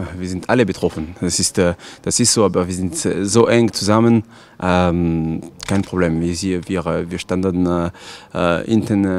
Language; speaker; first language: German; non-native, learner; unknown